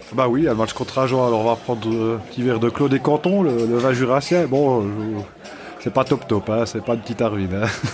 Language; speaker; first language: French; non-native, fluent; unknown